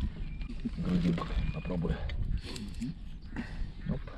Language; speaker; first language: Russian; native; Russian